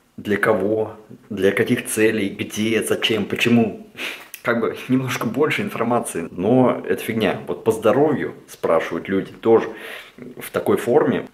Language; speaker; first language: Russian; early bilingual, heritage; Russian